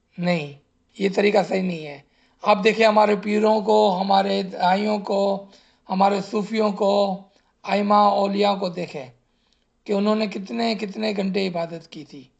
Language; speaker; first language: Urdu; non-native, local second language; Gujarati